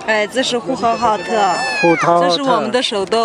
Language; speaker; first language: Chinese; non-native, local second language; Mongolian